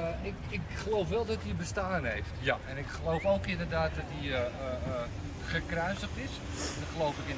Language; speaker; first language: Dutch; native; Dutch